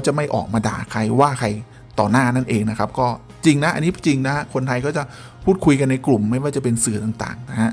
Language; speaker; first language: Thai; native; Thai